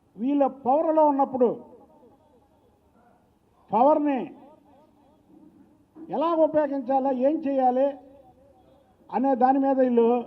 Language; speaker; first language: Telugu; native; Telugu